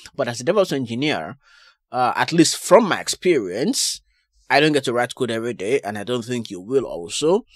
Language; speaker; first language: English; non-native, local second language; Yoruba